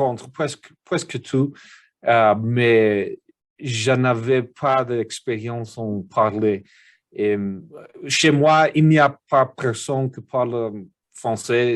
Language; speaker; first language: French; non-native, learner; English